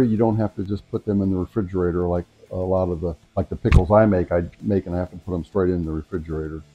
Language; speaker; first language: English; native; English